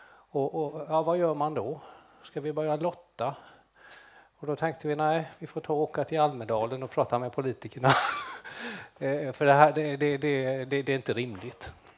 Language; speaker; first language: Swedish; native; Swedish